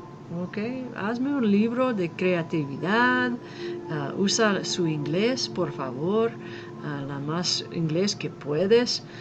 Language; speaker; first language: Spanish; non-native, fluent; English